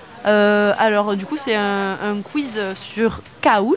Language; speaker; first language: French; native; French